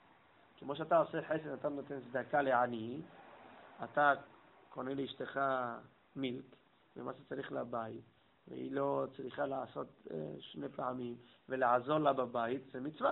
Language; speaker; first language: Hebrew; non-native, fluent; English